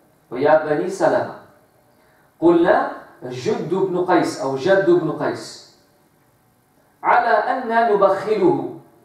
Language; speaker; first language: Arabic; non-native, fluent; English